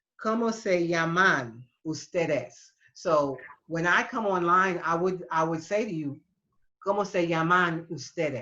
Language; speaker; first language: Spanish; non-native, fluent; English